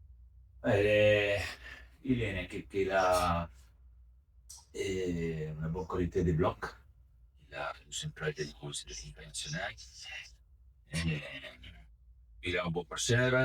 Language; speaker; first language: French; non-native, learner; Italian